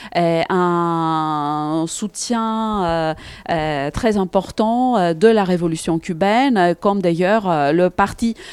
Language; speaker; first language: French; non-native, fluent; Greek